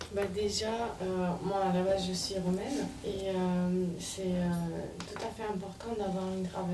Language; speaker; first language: French; non-native, fluent; Romanian